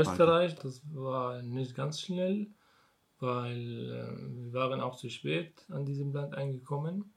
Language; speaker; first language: German; non-native, learner; Arabic